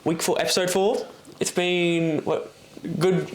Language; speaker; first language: English; native; English